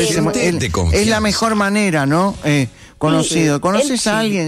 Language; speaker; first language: Spanish; native; Spanish